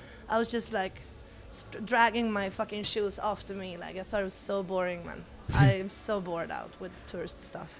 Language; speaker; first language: English; non-native, fluent; Swedish